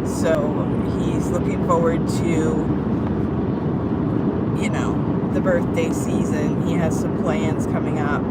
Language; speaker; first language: English; native; English